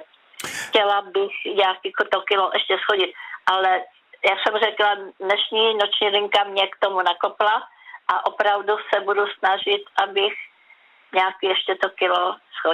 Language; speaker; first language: Czech; native; Czech